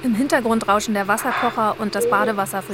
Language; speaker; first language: German; native; German